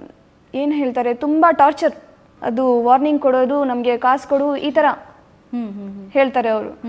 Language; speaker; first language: Kannada; non-native, local second language; Urdu